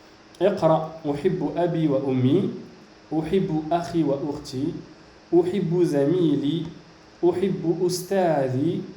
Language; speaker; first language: Arabic; non-native, fluent; French